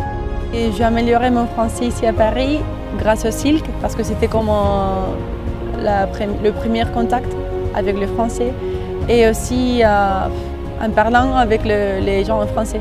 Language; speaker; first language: French; non-native, learner; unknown